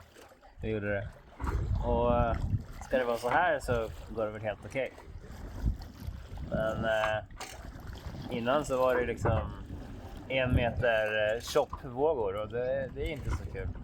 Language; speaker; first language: Swedish; native; Swedish